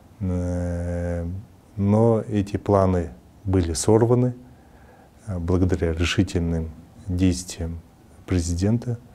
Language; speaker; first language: Russian; non-native, local second language; Kazakh